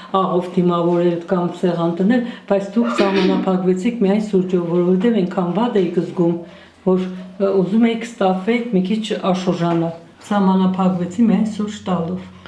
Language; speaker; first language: Armenian; native; Armenian